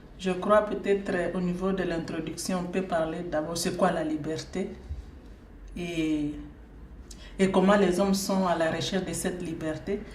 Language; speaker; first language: French; non-native, local second language; Swahili